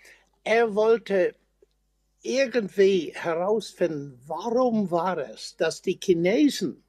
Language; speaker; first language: German; non-native, fluent; English